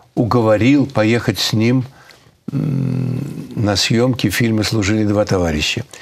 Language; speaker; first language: Russian; native; Russian